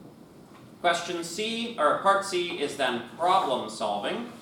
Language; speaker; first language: English; native; English